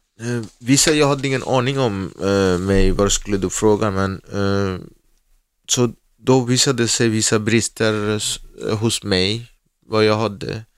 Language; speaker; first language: Swedish; non-native, learner; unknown